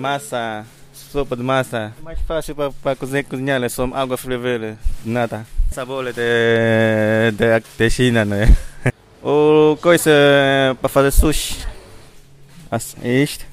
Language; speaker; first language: Portuguese; non-native, learner; Chinese